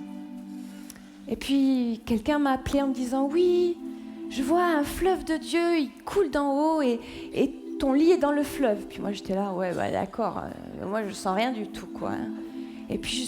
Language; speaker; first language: French; native; French